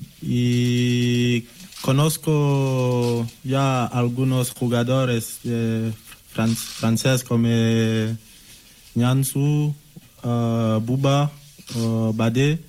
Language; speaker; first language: Spanish; non-native, learner; French